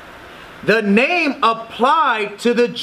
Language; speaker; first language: English; native; English